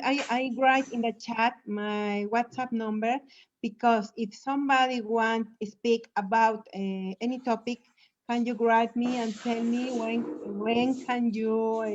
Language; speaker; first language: English; non-native, learner; Spanish